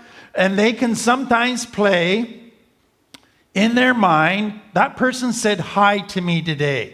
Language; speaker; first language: English; native; English